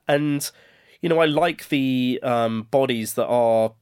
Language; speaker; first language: English; native; English